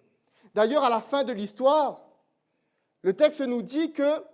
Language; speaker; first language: French; native; French